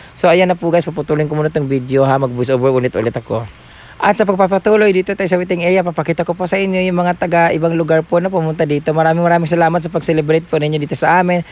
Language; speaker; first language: Filipino; non-native, local second language; Cebuano